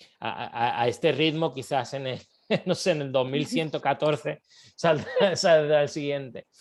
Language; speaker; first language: Spanish; native; Spanish